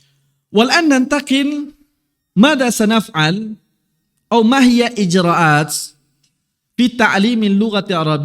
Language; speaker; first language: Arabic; non-native, fluent; Indonesian